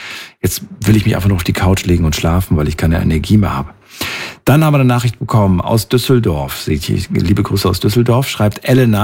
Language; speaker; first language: German; native; German